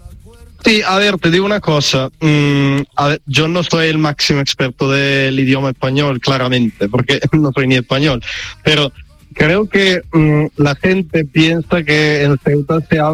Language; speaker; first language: Spanish; non-native, fluent; Italian